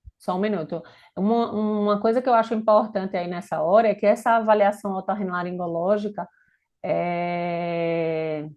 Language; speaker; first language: Portuguese; native; Portuguese